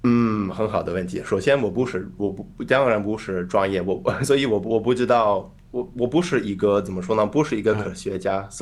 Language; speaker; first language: Chinese; non-native, fluent; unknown